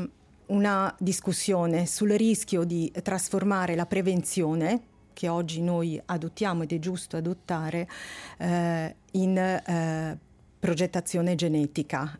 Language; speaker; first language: Italian; native; Italian